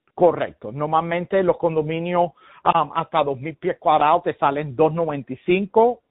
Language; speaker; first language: Spanish; early bilingual, heritage; Spanish